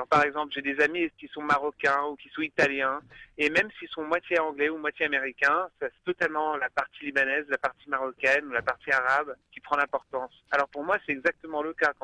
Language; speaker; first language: French; early bilingual, other home language; English